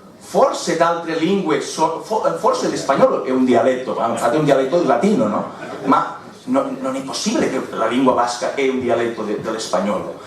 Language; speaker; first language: Italian; non-native, fluent; Catalan